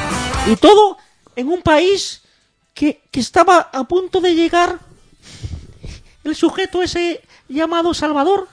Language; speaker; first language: Spanish; native; Spanish